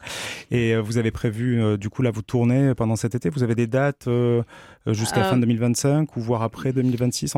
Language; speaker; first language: French; native; French